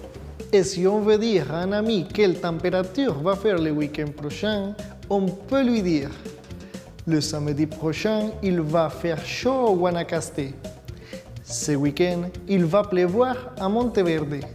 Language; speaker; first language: French; non-native, fluent; Spanish